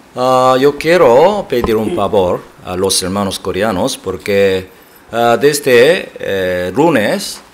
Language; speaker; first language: Spanish; non-native, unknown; Korean